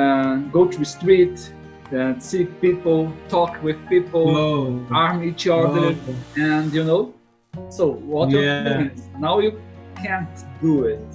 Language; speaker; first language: English; non-native, learner; Portuguese